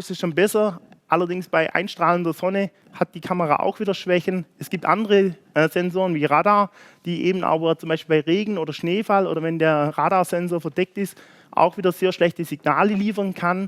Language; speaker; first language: German; native; German